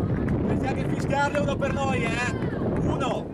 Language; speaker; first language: Italian; native; Italian